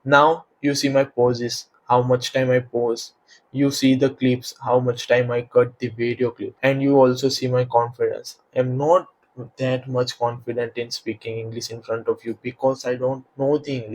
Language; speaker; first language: English; non-native, learner; Hindi